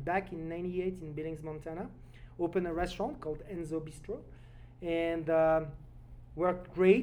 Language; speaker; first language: English; non-native, fluent; French